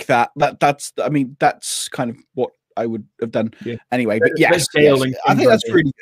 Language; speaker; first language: English; native; English